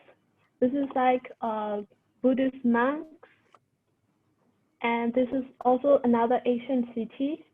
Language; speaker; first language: English; non-native, fluent; Burmese